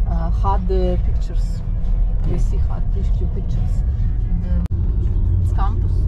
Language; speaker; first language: English; non-native, learner; Russian